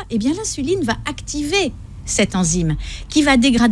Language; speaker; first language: French; native; French